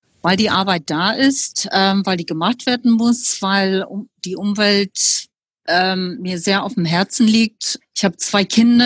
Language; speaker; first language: German; non-native, fluent; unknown